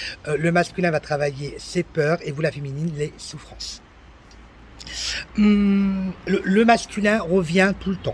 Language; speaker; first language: French; native; French